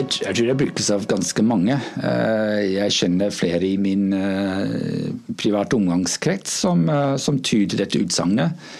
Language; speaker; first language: Norwegian; non-native, fluent; English